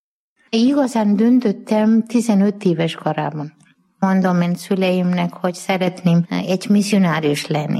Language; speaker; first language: Hungarian; non-native, learner; Malayalam